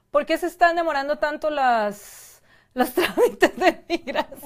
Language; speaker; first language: Spanish; native; Spanish